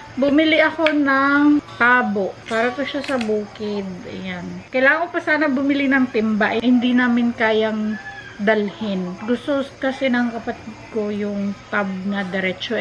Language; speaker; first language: Filipino; non-native, local second language; Cebuano